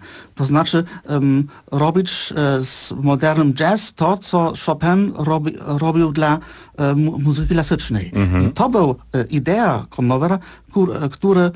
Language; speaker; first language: Polish; non-native, fluent; German